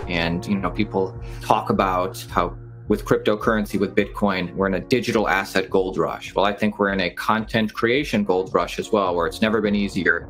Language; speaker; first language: English; native; English